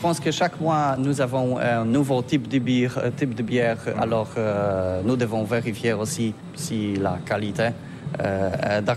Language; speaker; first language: French; non-native, learner; Polish